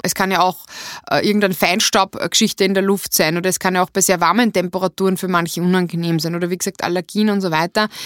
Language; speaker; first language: German; native; German